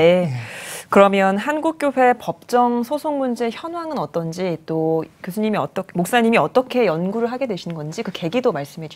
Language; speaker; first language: Korean; native; Korean